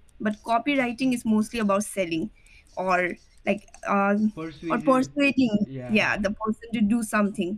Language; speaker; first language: English; non-native, local second language; Nepali